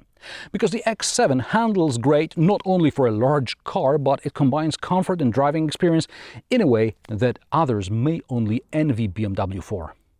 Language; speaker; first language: English; non-native, fluent; Polish